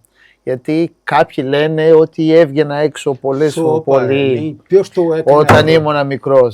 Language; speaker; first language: Greek; non-native, fluent; Portuguese